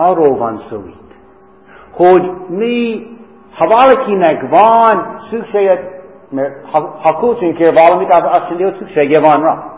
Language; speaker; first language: Hungarian; non-native, fluent; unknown